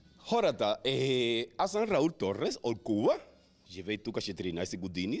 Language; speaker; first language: Bulgarian; non-native, learner; Spanish